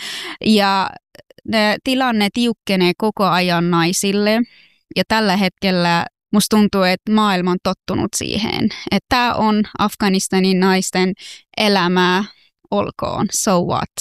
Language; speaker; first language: Finnish; non-native, fluent; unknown